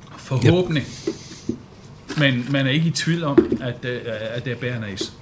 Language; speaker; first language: Danish; non-native, fluent; English